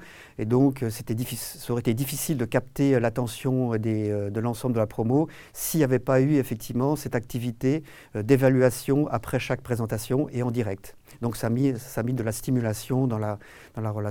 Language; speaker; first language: French; native; French